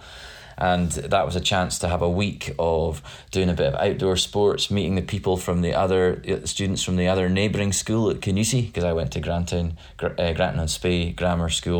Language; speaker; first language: English; native; English